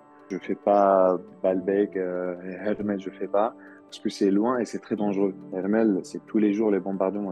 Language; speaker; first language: French; non-native, local second language; Arabic